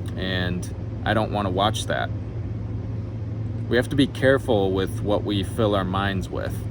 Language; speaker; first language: English; native; English